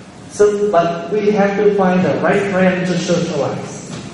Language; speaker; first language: English; non-native, fluent; Vietnamese